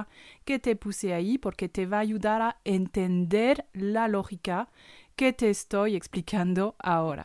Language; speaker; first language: Spanish; non-native, fluent; French